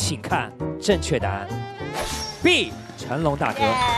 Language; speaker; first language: Chinese; native; Chinese